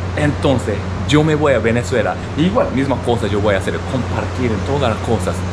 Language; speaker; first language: Spanish; non-native, learner; Japanese